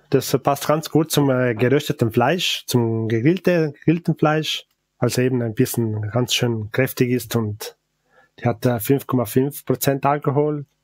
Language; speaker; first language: German; non-native, local second language; Ladin